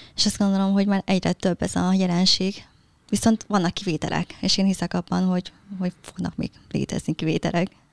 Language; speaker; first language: Hungarian; early bilingual, other home language; Vietnamese